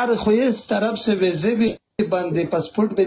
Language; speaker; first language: Hindi; non-native, learner; Pashto